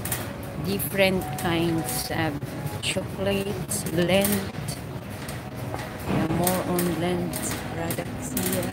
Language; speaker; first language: English; non-native, local second language; Filipino